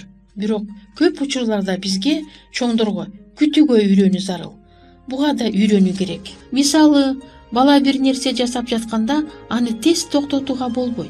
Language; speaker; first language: Kyrgyz; native; Kyrgyz